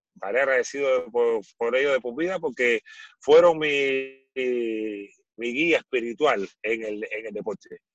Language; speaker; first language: Spanish; native; Spanish